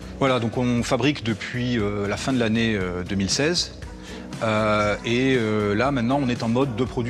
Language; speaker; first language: French; native; French